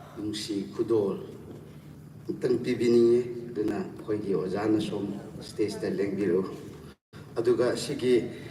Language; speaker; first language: Manipuri; non-native, local second language; Rongmei Naga